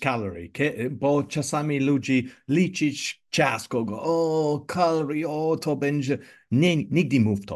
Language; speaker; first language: Polish; non-native, learner; English